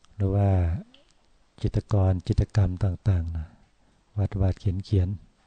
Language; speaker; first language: Thai; native; Thai